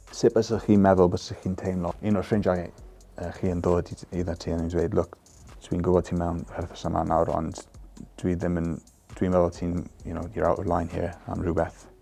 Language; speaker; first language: Welsh; non-native, local second language; English